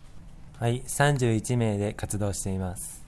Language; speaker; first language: Japanese; native; Japanese